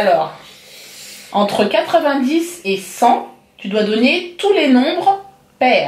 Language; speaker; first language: French; native; French